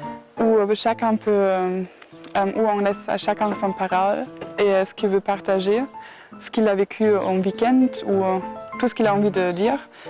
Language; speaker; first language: French; non-native, fluent; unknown